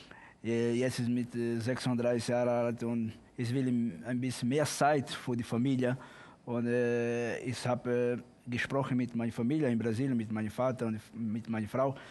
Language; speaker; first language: German; non-native, learner; Portuguese